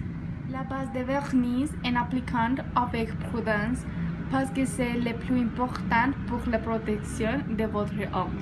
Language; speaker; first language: French; non-native, learner; Spanish